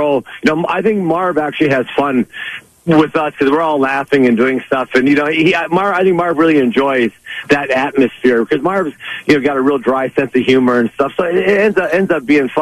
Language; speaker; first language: English; native; English